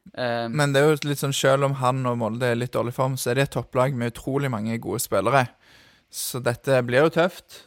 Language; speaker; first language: Norwegian; native; Norwegian